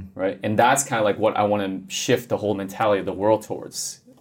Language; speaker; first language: English; native; English